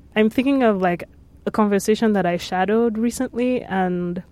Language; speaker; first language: English; non-native, local second language; Yoruba